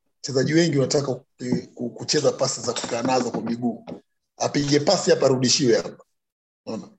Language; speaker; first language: Swahili; non-native, local second language; Luyia